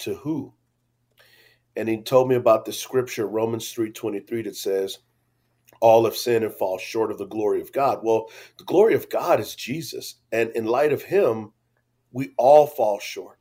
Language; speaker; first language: English; native; English